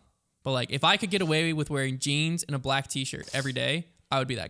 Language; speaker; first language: English; native; English